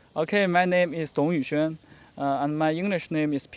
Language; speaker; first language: English; non-native, learner; Chinese